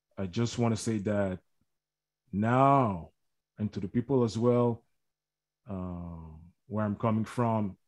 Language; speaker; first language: English; native; English